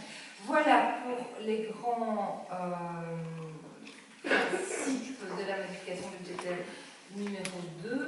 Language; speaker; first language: French; native; French